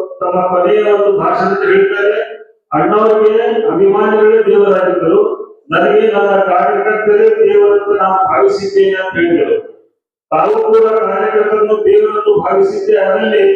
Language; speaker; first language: Kannada; non-native, local second language; Urdu